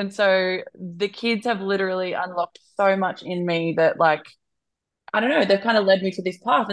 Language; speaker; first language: English; native; English